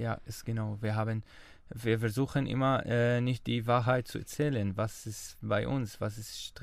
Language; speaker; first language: German; non-native, learner; Arabic